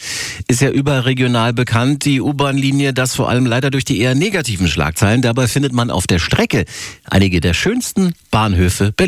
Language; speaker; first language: German; native; German